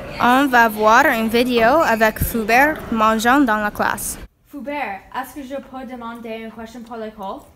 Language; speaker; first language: French; non-native, learner; English